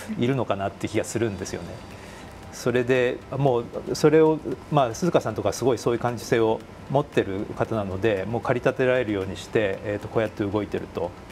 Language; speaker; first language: Japanese; native; Japanese